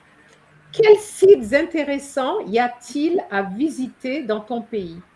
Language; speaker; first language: French; non-native, fluent; English